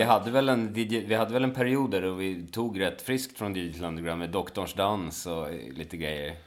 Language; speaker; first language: Swedish; native; Swedish